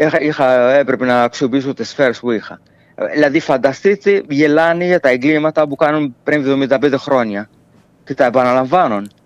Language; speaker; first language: Greek; non-native, fluent; Arabic